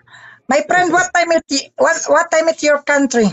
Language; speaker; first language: English; non-native, learner; Filipino